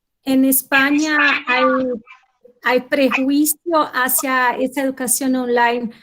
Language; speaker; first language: Spanish; non-native, fluent; Portuguese